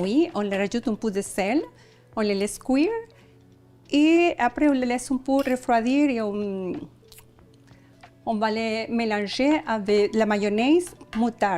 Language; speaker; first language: French; non-native, learner; Spanish